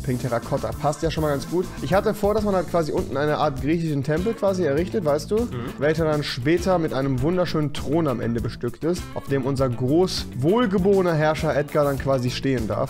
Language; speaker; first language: German; native; German